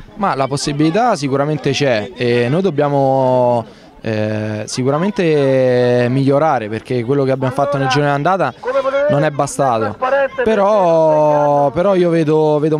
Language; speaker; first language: Italian; native; Italian